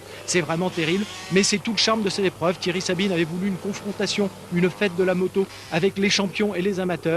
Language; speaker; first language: French; native; French